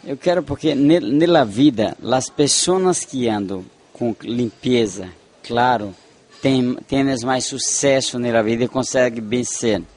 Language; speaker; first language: Spanish; non-native, fluent; Portuguese